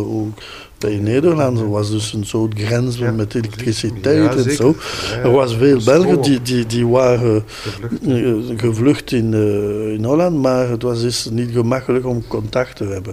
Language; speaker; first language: Dutch; non-native, local second language; French